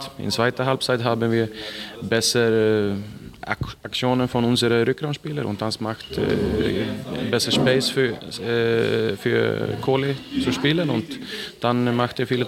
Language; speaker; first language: German; non-native, learner; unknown